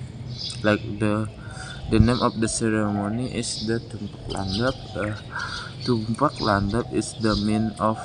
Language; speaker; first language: English; non-native, learner; Indonesian